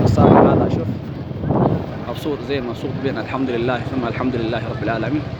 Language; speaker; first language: Arabic; non-native, learner; Oromo